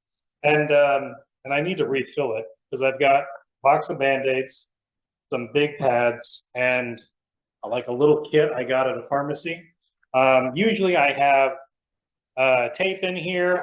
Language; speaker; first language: English; native; English